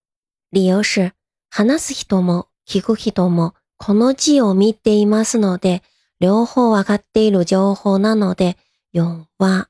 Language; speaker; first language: Japanese; non-native, fluent; Chinese